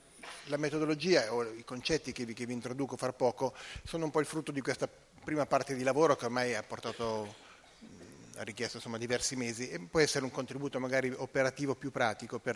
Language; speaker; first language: Italian; native; Italian